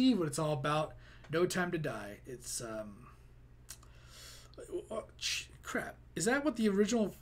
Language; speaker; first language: English; native; English